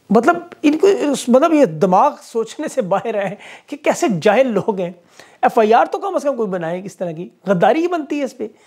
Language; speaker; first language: Urdu; native; Urdu